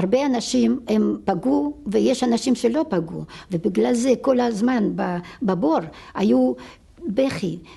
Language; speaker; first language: Hebrew; non-native, fluent; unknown